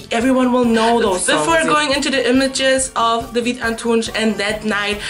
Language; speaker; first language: English; non-native, fluent; Portuguese